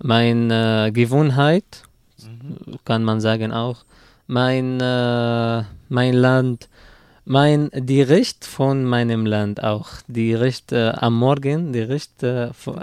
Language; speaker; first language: German; non-native, learner; Arabic